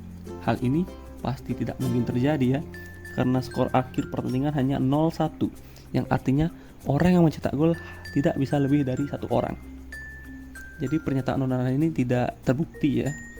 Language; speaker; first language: Indonesian; native; Indonesian